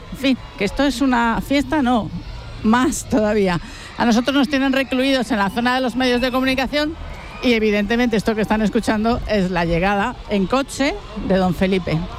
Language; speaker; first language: Spanish; native; Spanish